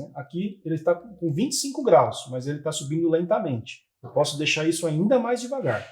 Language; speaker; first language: Portuguese; native; Portuguese